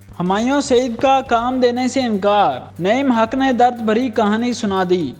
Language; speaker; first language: Urdu; native; Urdu